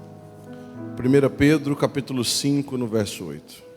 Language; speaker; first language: Portuguese; native; Portuguese